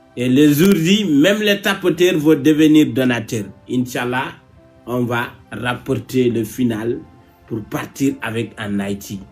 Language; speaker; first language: French; non-native, local second language; Wolof